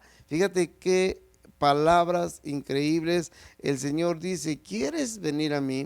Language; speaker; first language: Spanish; native; Spanish